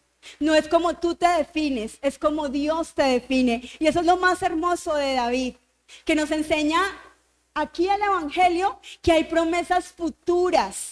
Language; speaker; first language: Spanish; native; Spanish